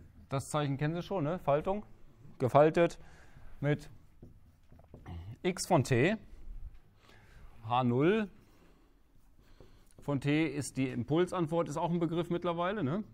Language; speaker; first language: German; native; German